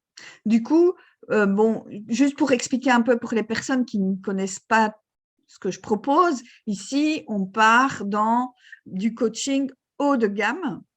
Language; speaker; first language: French; native; French